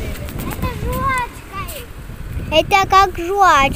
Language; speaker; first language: Russian; early bilingual, heritage; Russian